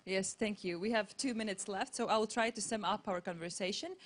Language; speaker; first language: English; non-native, fluent; Latvian